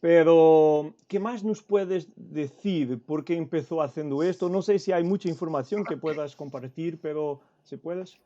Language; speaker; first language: Spanish; non-native, fluent; Portuguese